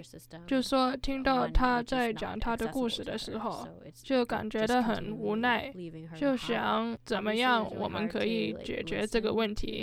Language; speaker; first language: Chinese; early bilingual, heritage; Chinese